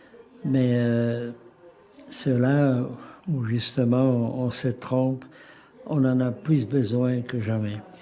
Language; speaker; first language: French; non-native, fluent; Czech